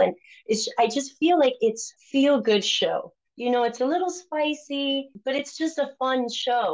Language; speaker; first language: English; early bilingual, other home language; Spanish